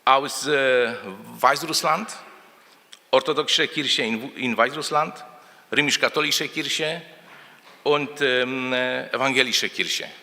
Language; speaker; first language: German; non-native, fluent; Polish